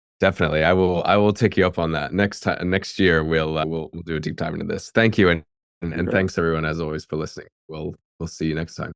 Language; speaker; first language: English; native; English